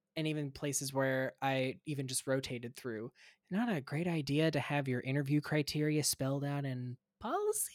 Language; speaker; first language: English; native; English